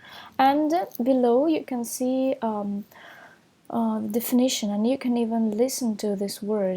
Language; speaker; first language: English; non-native, fluent; Russian